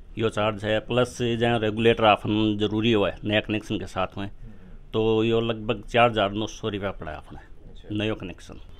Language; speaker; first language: Hindi; native; Hindi